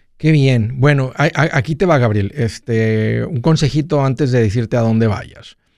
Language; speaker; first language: Spanish; native; Spanish